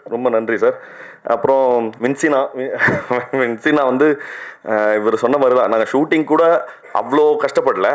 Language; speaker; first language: Tamil; native; Tamil